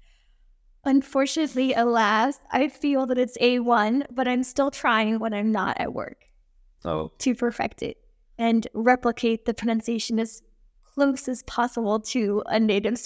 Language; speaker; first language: English; native; English